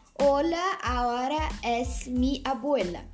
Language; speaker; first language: Spanish; non-native, learner; Portuguese